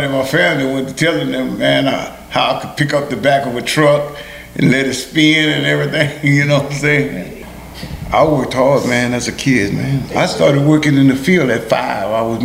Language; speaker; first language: English; early bilingual, other home language; Haitian Creole